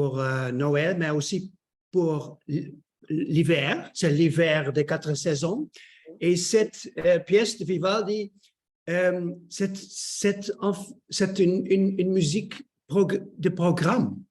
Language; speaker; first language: French; non-native, learner; Dutch